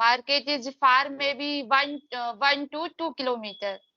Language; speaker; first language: English; non-native, learner; Hindi